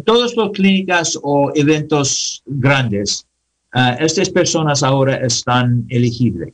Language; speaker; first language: Spanish; non-native, learner; English